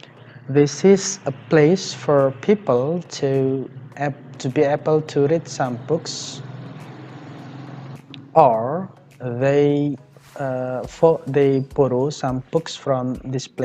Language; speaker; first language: English; non-native, fluent; Indonesian